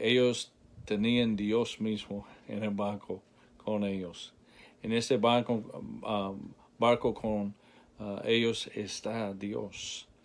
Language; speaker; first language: Spanish; non-native, learner; English